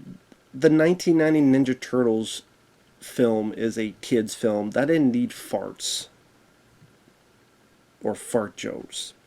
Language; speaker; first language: English; native; English